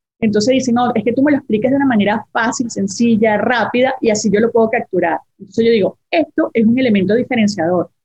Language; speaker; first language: Spanish; native; Spanish